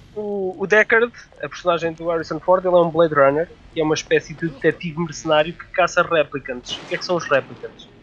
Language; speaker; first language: Portuguese; native; Portuguese